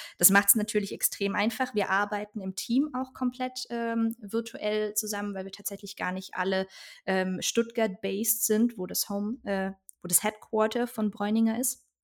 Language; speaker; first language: German; native; German